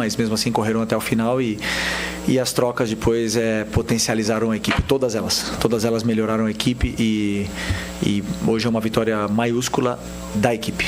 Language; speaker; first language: Portuguese; native; Portuguese